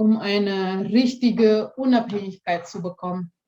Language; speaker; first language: German; non-native, fluent; Indonesian